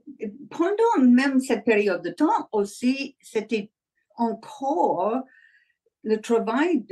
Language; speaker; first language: French; non-native, learner; English